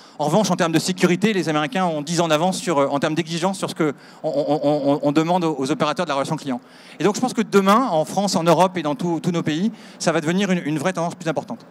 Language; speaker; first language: French; native; French